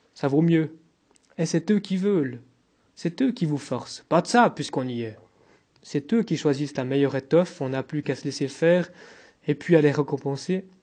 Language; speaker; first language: French; native; French